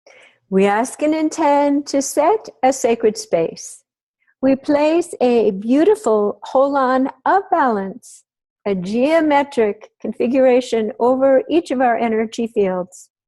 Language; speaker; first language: English; native; English